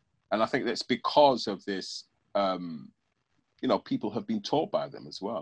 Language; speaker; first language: English; native; English